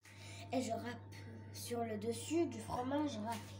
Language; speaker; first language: French; non-native, local second language; Arabic